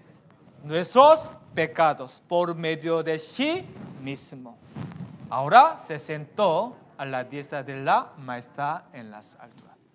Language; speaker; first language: Spanish; non-native, fluent; Korean